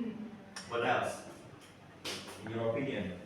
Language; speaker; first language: English; non-native, learner; Indonesian